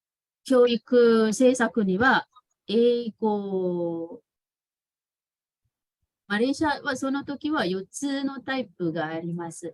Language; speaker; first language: Japanese; non-native, fluent; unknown